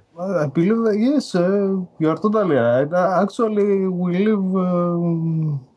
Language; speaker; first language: English; non-native, fluent; Greek